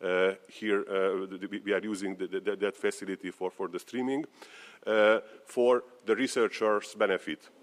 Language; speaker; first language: English; non-native, fluent; Hungarian